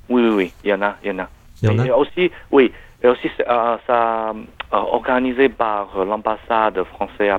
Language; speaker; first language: French; non-native, learner; Chinese